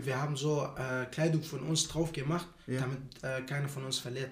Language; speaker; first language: German; non-native, learner; Arabic